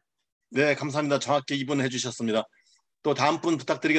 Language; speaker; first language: Korean; native; Korean